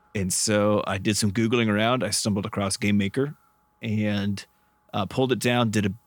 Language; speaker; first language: English; native; English